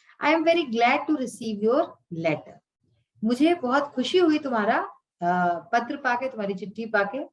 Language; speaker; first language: Hindi; native; Hindi